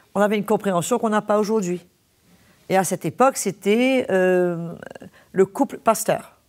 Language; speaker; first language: French; native; French